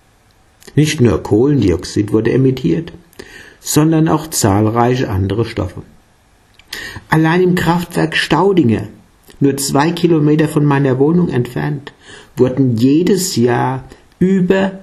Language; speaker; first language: German; native; German